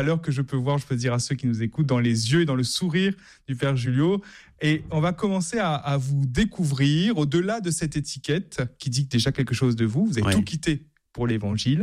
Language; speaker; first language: French; native; French